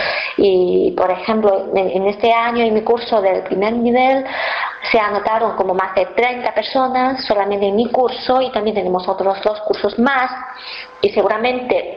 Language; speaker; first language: Spanish; non-native, fluent; Chinese